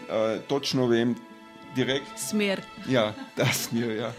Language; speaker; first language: Slovenian; non-native, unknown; German